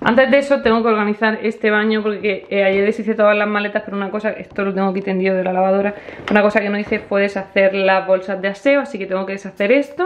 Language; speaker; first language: Spanish; native; Spanish